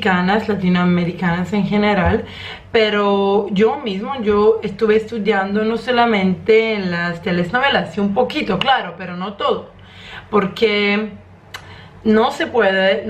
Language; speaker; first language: Spanish; non-native, fluent; Croatian